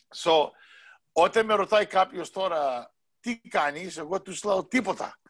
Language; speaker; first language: Greek; early bilingual, heritage; Greek